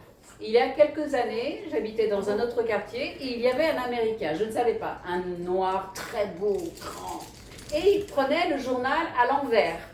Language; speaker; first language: French; early bilingual, other home language; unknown